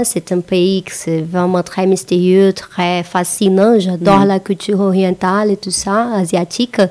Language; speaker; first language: French; non-native, fluent; Portuguese